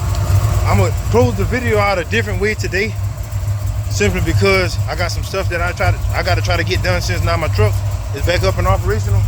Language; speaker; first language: English; native; English